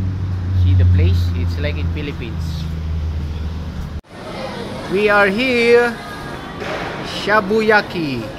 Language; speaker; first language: English; non-native, local second language; Filipino